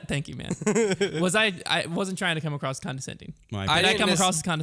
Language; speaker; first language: English; native; English